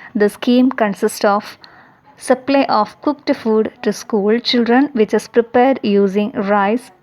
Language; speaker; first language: English; non-native, local second language; Malayalam